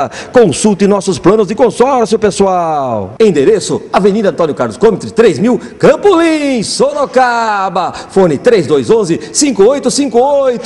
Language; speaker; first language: Portuguese; native; Portuguese